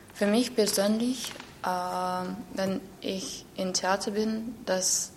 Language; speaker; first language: German; non-native, learner; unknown